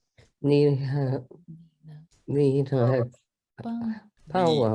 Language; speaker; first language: Chinese; non-native, learner; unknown